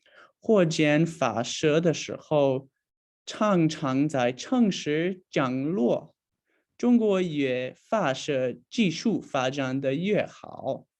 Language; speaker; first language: Chinese; non-native, learner; English